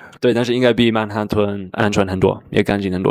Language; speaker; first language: Chinese; non-native, fluent; English